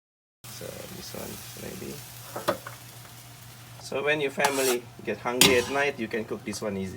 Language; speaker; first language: English; non-native, fluent; Indonesian